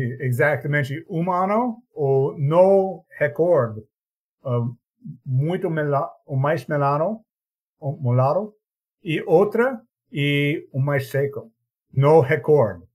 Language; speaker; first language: Portuguese; non-native, learner; English